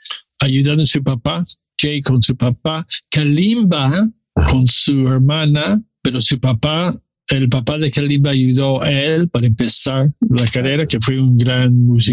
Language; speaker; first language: Spanish; non-native, learner; English